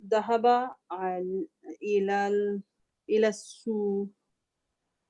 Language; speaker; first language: Arabic; non-native, learner; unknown